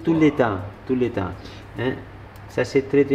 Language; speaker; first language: French; non-native, learner; Spanish